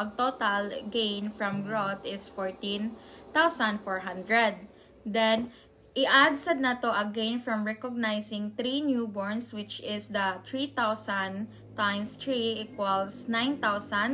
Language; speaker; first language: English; non-native, local second language; Cebuano